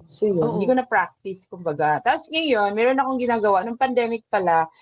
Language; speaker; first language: Filipino; native; Filipino